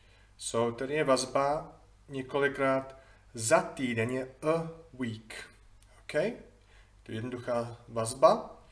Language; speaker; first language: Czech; non-native, fluent; English